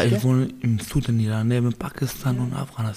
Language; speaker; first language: German; non-native, learner; Baluchi